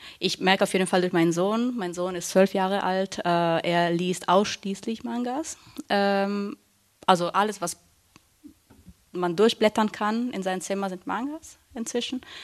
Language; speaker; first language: German; early bilingual, heritage; Italian